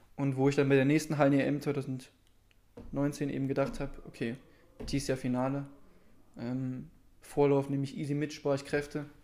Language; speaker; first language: German; native; German